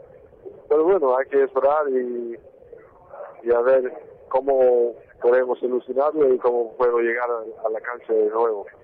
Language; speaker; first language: Spanish; non-native, fluent; English